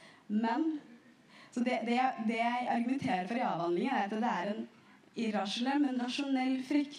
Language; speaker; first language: Norwegian; early bilingual, other home language; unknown